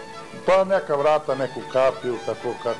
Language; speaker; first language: Bosnian; native; Bosnian